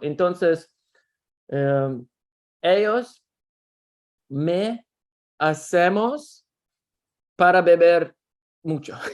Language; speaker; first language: Spanish; non-native, learner; Russian